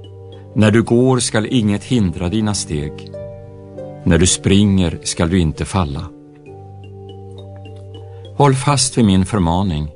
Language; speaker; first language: Swedish; native; Swedish